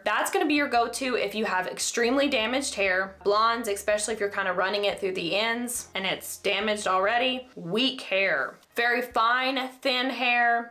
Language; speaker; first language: English; native; English